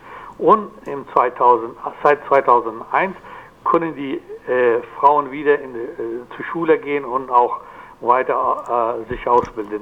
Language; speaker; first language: German; non-native, fluent; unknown